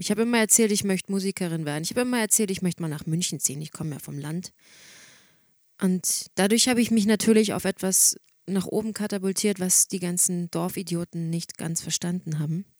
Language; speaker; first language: German; native; German